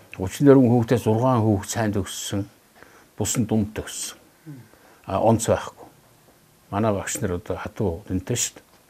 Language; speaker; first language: Mongolian; native; Mongolian